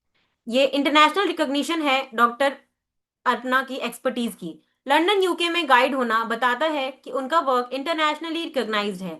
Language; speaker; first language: Hindi; native; Hindi